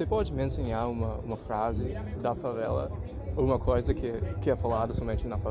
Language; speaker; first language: Portuguese; non-native, learner; English